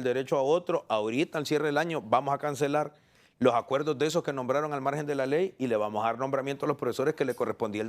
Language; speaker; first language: Spanish; native; Spanish